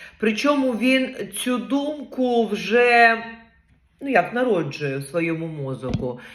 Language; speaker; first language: Ukrainian; non-native, local second language; Russian